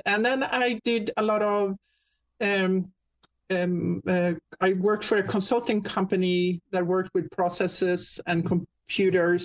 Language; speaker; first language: English; non-native, fluent; Swedish